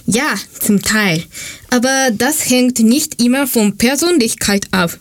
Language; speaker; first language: German; non-native, fluent; Japanese